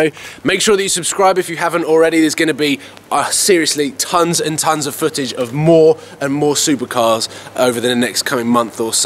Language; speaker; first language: English; native; English